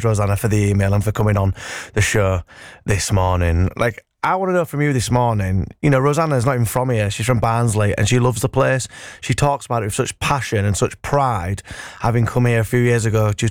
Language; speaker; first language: English; native; English